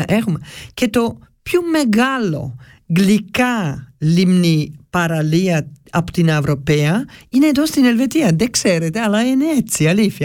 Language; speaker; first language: Greek; early bilingual, heritage; Greek